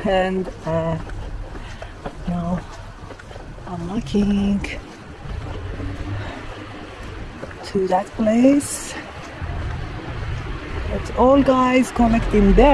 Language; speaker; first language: English; non-native, learner; Kurdish